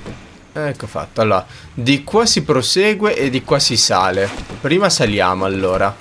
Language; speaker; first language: Italian; native; Italian